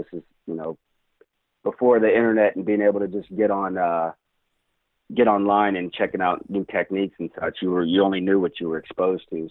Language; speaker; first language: English; native; English